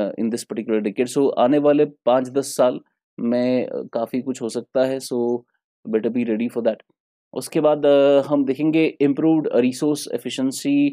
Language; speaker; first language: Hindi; non-native, local second language; Kashmiri